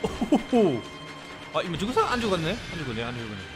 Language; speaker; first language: Korean; non-native, fluent; German